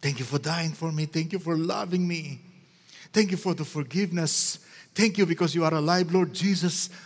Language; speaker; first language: English; non-native, local second language; Filipino